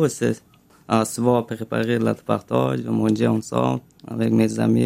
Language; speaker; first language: French; non-native, learner; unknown